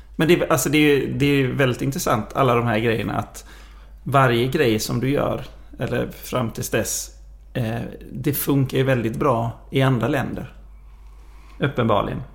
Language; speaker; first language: Swedish; native; Swedish